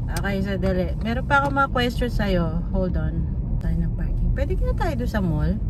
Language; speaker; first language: Filipino; native; Filipino